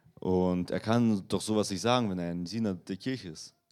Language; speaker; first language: German; non-native, learner; Russian